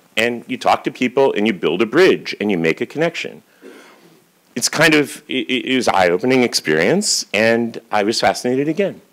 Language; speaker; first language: English; native; English